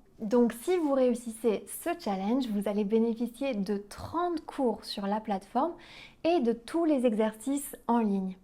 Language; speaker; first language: French; native; French